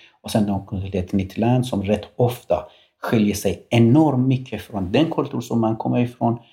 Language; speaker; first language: Swedish; non-native, fluent; Persian